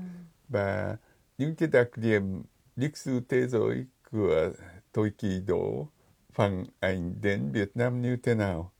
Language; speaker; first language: Vietnamese; non-native, fluent; Japanese